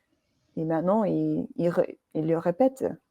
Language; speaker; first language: French; non-native, fluent; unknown